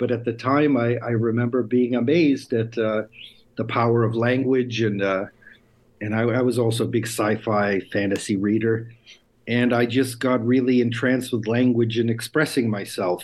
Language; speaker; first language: English; native; English